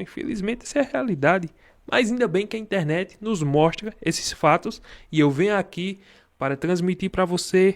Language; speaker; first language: Portuguese; native; Portuguese